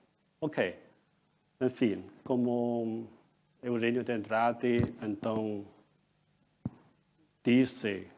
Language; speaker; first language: Portuguese; non-native, fluent; Chinese